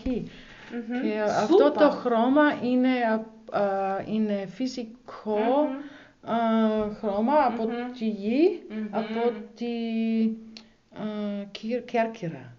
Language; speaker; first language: Greek; non-native, learner; German